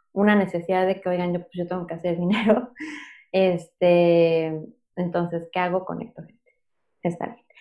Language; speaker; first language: Spanish; native; Spanish